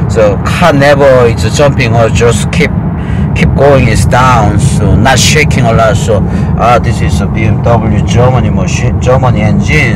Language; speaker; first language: English; non-native, learner; Korean